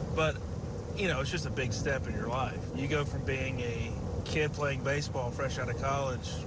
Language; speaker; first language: English; native; English